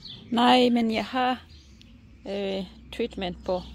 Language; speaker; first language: Danish; non-native, learner; English